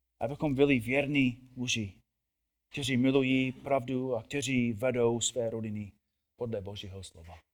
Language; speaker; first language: Czech; non-native, fluent; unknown